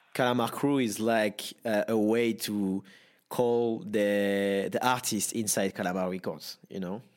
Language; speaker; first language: English; non-native, fluent; French